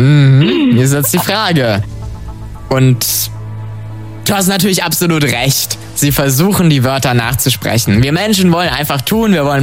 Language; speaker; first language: German; native; German